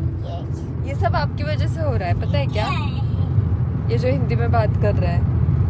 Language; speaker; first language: Hindi; non-native, local second language; Marathi